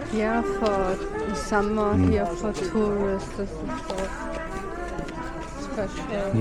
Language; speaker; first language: English; non-native, learner; German